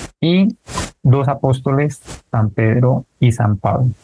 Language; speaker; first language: Spanish; native; Spanish